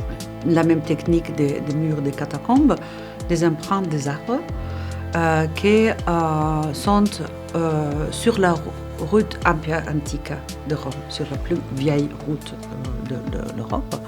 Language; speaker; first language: French; non-native, fluent; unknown